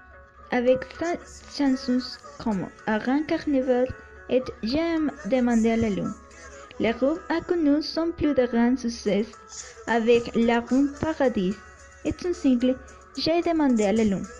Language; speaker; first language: French; non-native, learner; Spanish